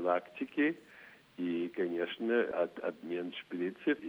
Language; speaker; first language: Russian; non-native, fluent; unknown